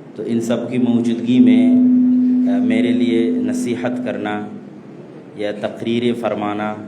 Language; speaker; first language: Urdu; non-native, fluent; Bangla